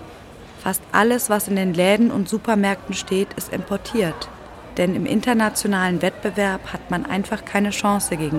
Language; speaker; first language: German; native; German